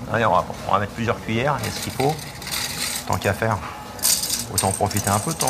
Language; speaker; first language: French; native; French